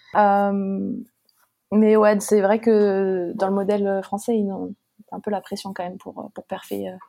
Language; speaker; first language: French; native; French